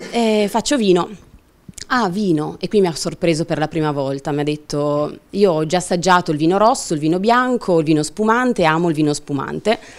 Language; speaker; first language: Italian; native; Italian